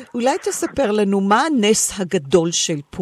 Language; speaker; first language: Hebrew; native; Hebrew